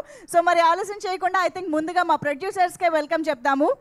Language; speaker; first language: Telugu; native; Telugu